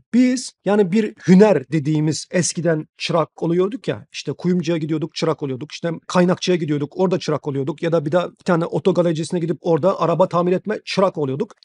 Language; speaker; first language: Turkish; non-native, fluent; Chinese